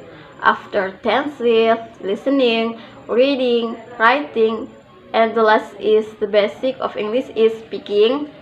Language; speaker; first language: English; non-native, learner; Indonesian